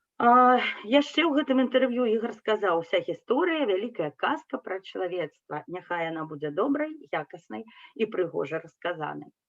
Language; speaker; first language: Belarusian; native; Belarusian